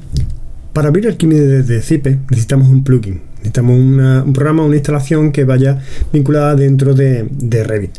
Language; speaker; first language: Spanish; native; Spanish